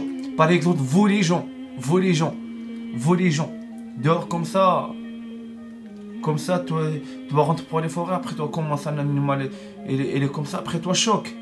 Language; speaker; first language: French; non-native, learner; Arabic